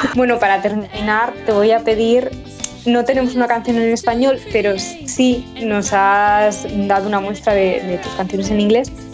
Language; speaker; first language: Spanish; native; Spanish